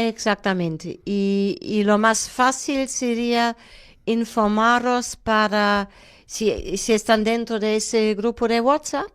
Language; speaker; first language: Spanish; non-native, fluent; German